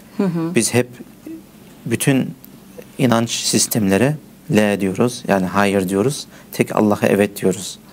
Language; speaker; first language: Turkish; early bilingual, heritage; Turkish